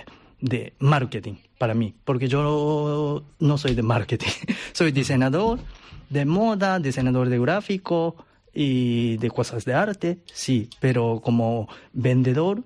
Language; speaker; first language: Spanish; non-native, learner; Japanese